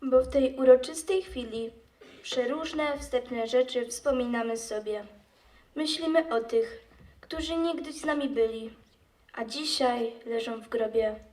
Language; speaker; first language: Polish; native; Polish